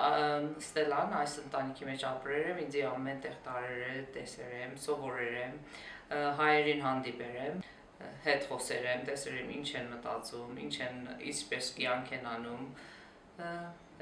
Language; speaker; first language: Armenian; early bilingual, heritage; Armenian